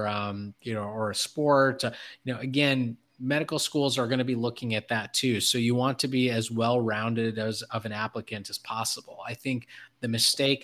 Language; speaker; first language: English; native; English